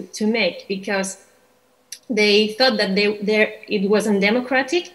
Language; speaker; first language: English; non-native, fluent; Catalan